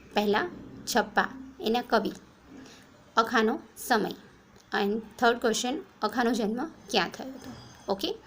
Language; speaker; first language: Hindi; non-native, local second language; Gujarati